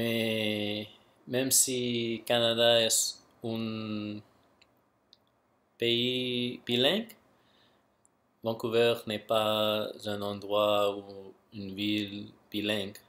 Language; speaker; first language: French; non-native, local second language; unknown